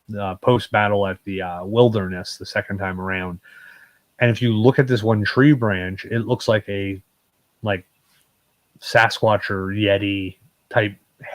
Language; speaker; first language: English; native; English